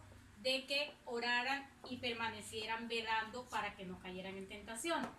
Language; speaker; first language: Spanish; native; Spanish